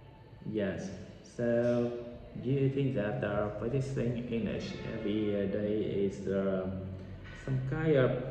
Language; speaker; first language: English; non-native, learner; Vietnamese